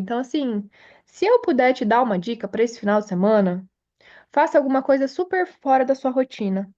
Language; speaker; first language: Portuguese; native; Portuguese